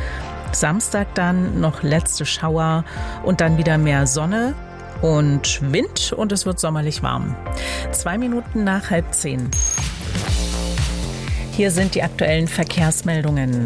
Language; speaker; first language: German; native; German